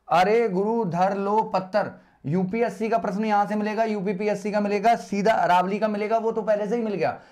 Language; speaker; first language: Hindi; native; Hindi